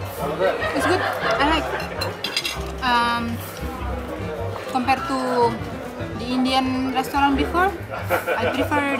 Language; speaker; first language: English; non-native, fluent; Indonesian